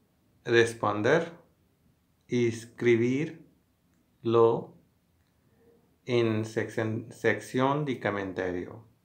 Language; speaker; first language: Spanish; non-native, learner; Hindi